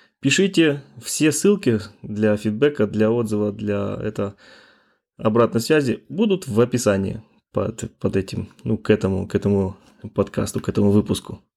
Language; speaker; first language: Russian; native; Russian